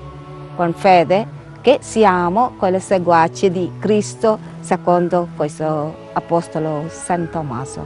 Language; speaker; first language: Italian; non-native, learner; Malayalam